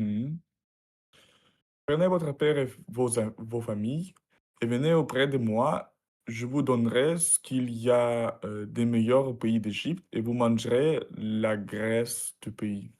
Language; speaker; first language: French; non-native, learner; Russian